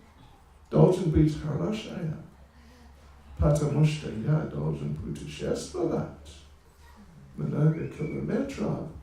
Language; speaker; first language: Russian; non-native, learner; English